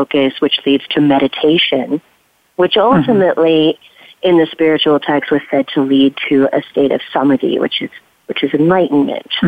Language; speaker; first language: English; native; English